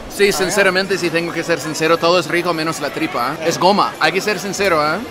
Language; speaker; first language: Spanish; non-native, fluent; English